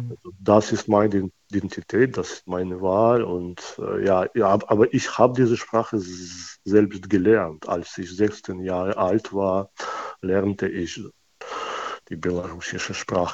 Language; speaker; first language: German; non-native, fluent; Russian